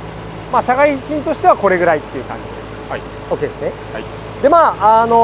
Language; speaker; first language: Japanese; native; Japanese